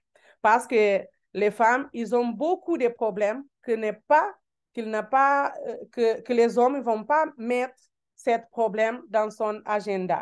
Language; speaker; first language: French; non-native, learner; Portuguese